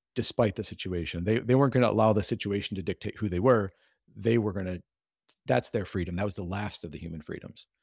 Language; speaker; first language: English; native; English